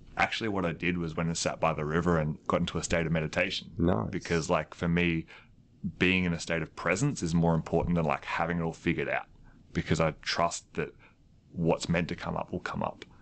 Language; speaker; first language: English; native; English